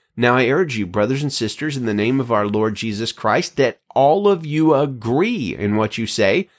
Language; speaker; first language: English; native; English